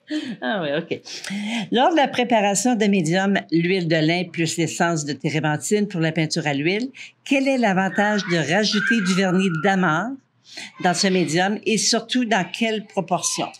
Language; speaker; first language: French; native; French